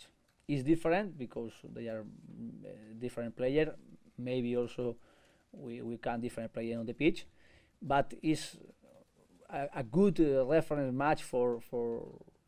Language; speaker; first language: English; non-native, learner; Spanish